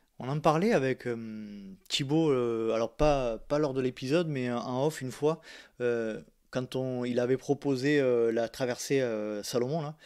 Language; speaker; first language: French; native; French